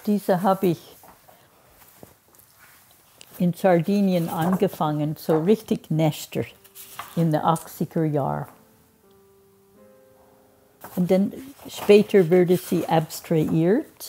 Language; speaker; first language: German; non-native, fluent; English